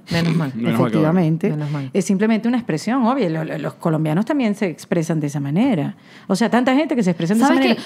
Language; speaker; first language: Spanish; native; Spanish